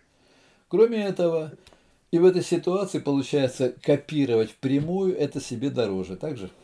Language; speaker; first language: Russian; native; Russian